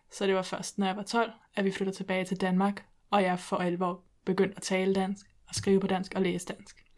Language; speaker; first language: Danish; early bilingual, heritage; Danish